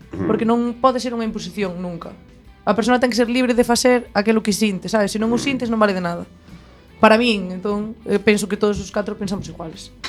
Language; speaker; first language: Galician; non-native, local second language; Spanish